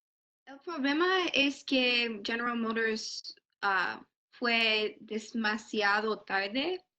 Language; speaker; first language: Spanish; non-native, learner; English